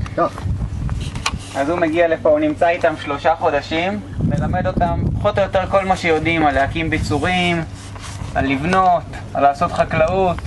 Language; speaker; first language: Hebrew; native; Hebrew